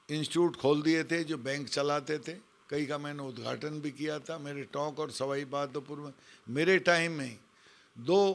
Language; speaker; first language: Hindi; native; Hindi